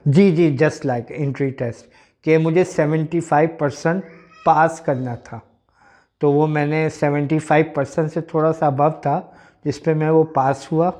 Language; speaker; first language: Urdu; native; Urdu